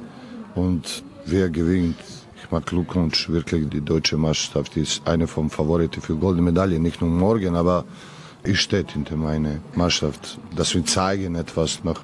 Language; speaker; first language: German; non-native, learner; Serbian